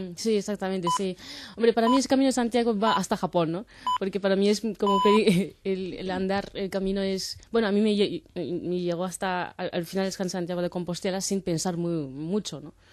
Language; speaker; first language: Spanish; non-native, fluent; Japanese